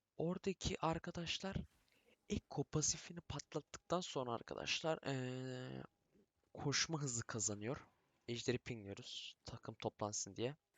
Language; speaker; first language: Turkish; early bilingual, heritage; Turkish